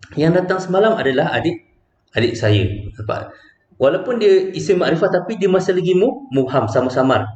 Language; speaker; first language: Malay; native; Malay